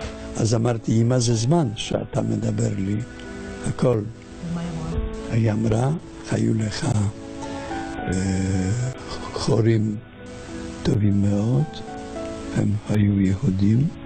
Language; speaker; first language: Hebrew; non-native, learner; Polish